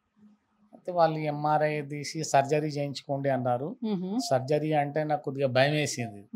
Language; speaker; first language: Telugu; native; Telugu